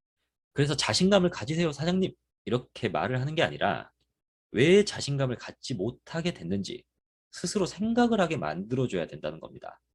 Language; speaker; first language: Korean; native; Korean